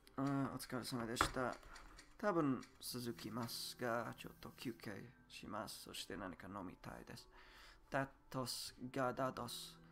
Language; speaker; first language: Japanese; non-native, learner; English